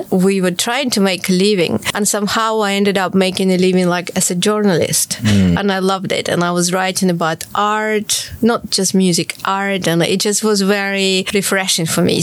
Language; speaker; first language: English; non-native, fluent; Ukrainian